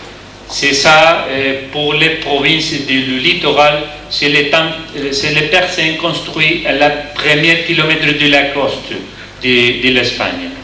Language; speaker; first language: French; non-native, learner; Spanish